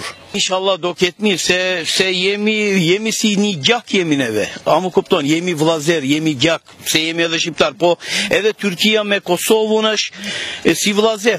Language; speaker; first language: Albanian; early bilingual, heritage; Albanian